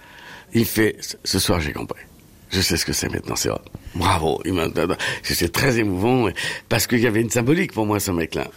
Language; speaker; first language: French; native; French